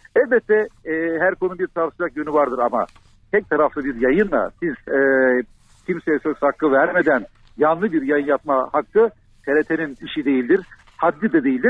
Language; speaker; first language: Turkish; native; Turkish